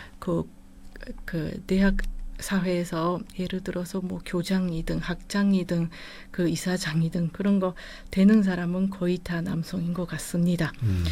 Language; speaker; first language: Korean; non-native, fluent; Japanese